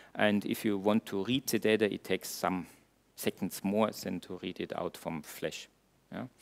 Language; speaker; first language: English; non-native, fluent; German